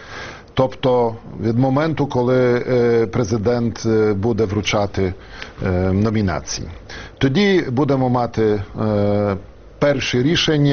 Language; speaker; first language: Ukrainian; non-native, fluent; Polish